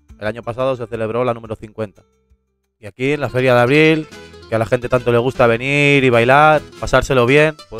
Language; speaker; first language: Spanish; native; Spanish